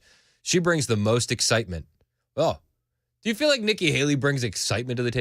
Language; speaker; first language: English; native; English